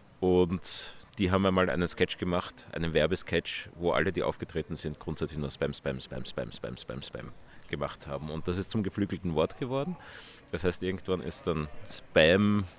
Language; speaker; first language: German; native; German